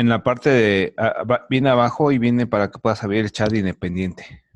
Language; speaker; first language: Spanish; native; Spanish